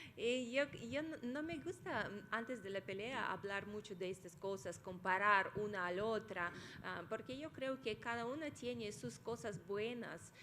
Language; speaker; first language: Spanish; non-native, fluent; Russian